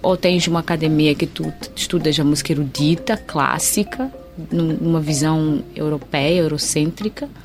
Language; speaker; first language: Portuguese; native; Portuguese